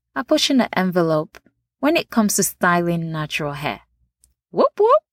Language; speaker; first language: English; non-native, local second language; Yoruba